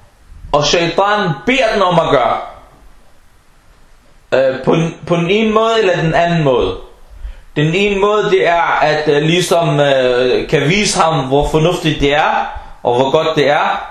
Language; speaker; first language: Danish; early bilingual, other home language; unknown